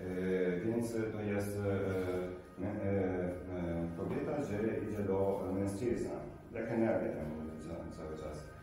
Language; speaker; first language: Polish; non-native, learner; Italian